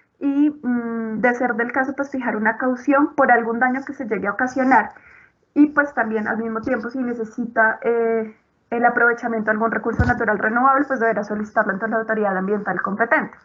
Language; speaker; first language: Spanish; native; Spanish